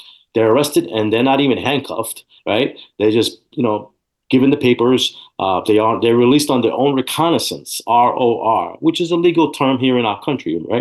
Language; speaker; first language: English; native; English